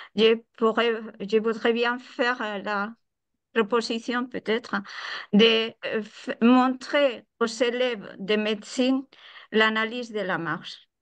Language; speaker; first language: French; non-native, fluent; Spanish